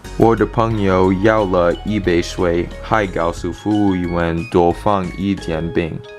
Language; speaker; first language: Chinese; non-native, learner; English